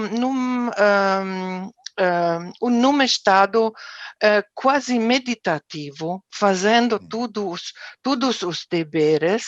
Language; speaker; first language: Portuguese; non-native, fluent; German